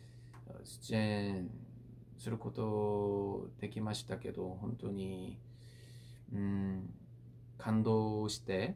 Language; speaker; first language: Japanese; non-native, learner; Korean